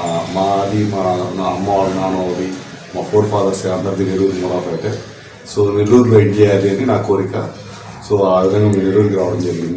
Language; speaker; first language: Telugu; native; Telugu